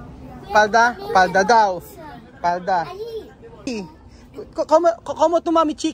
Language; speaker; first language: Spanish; non-native, learner; Filipino